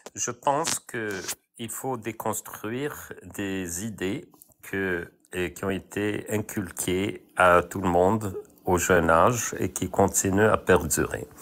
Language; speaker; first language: French; non-native, local second language; Arabic